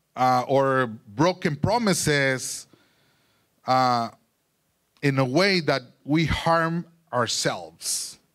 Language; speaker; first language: English; non-native, fluent; Spanish